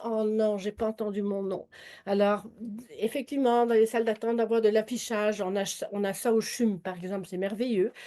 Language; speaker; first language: French; native; French